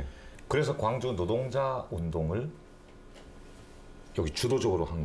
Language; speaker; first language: Korean; native; Korean